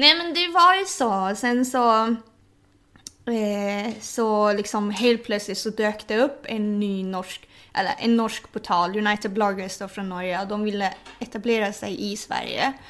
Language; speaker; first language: Swedish; early bilingual, other home language; Thai